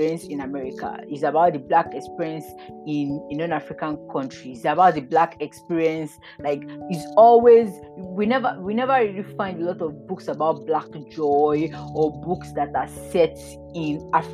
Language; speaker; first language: English; non-native, local second language; Yoruba